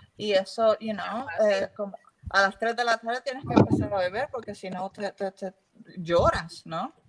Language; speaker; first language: Spanish; early bilingual, heritage; Spanish